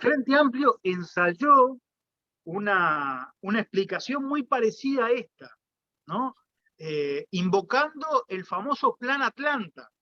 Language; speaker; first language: Spanish; native; Spanish